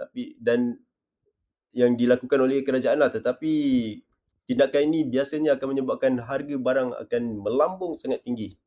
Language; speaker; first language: Malay; native; Malay